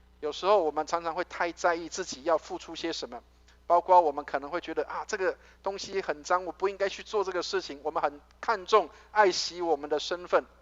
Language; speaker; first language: Chinese; native; Chinese